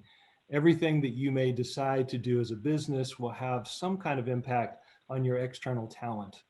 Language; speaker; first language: English; native; English